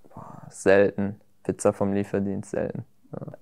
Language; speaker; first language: German; native; German